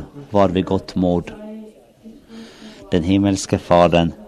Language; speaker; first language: Swedish; non-native, local second language; Finnish